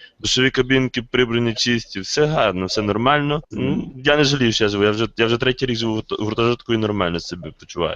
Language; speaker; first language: Ukrainian; native; Ukrainian